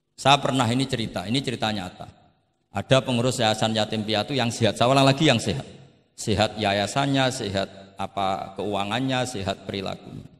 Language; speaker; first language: Indonesian; non-native, local second language; Javanese